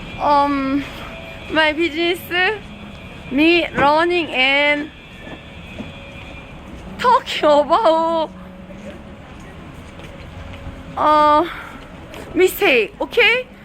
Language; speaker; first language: English; non-native, learner; Korean